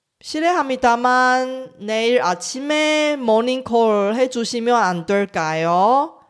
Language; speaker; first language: Korean; non-native, fluent; Chinese